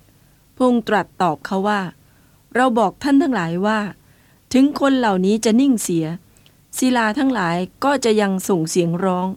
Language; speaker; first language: Thai; native; Thai